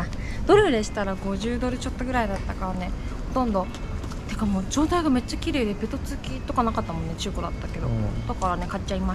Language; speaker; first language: Japanese; native; Japanese